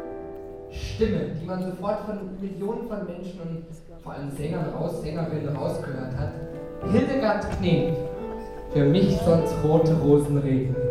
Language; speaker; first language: German; native; German